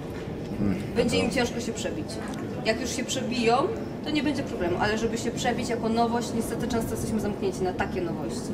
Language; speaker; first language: Polish; native; Polish